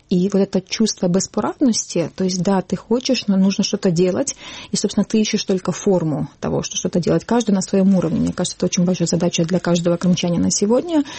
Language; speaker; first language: Russian; non-native, local second language; Crimean Tatar